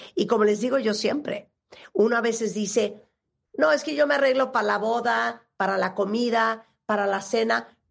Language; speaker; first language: Spanish; native; Spanish